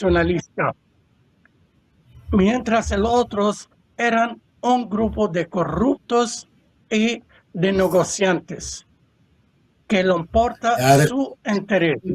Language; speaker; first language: Spanish; non-native, fluent; Arabic